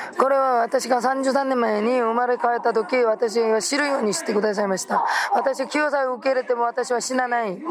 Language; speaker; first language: Japanese; non-native, fluent; Korean